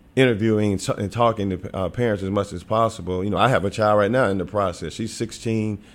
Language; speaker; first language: English; native; English